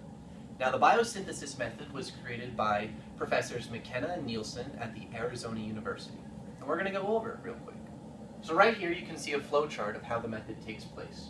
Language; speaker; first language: English; native; English